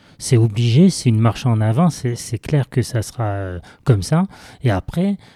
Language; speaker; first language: French; native; French